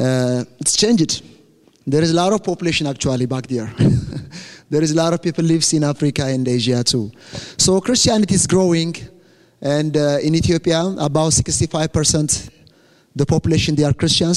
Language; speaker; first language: English; non-native, fluent; Amharic